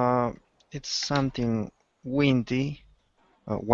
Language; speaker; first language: English; non-native, learner; Spanish